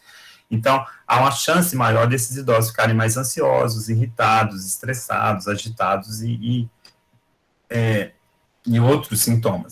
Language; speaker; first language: Portuguese; native; Portuguese